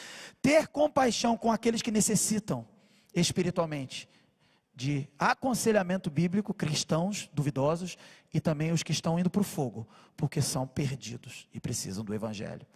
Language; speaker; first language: Portuguese; native; Portuguese